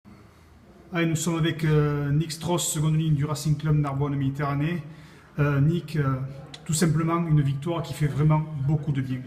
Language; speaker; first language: French; native; French